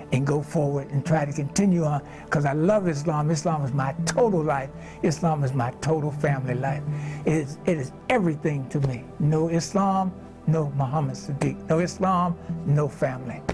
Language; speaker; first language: English; native; English